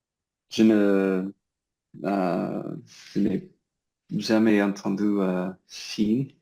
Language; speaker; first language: French; non-native, learner; English